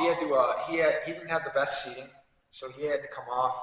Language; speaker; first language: English; native; English